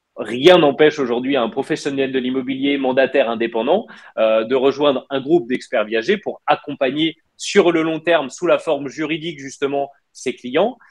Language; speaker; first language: French; native; French